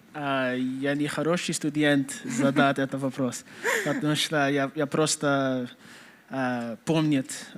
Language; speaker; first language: Russian; non-native, learner; English